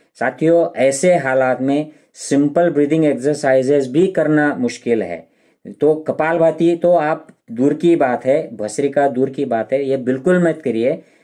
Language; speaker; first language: Hindi; non-native, local second language; Marathi